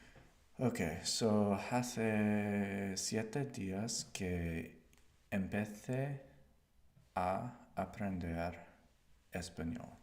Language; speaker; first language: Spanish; non-native, learner; English